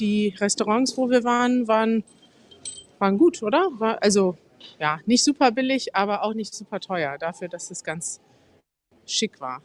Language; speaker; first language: German; native; German